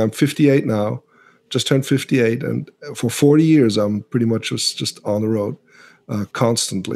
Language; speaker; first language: English; non-native, fluent; Swiss German